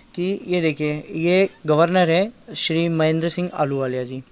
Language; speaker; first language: Hindi; native; Hindi